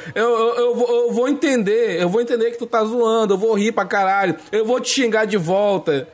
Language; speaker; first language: Portuguese; native; Portuguese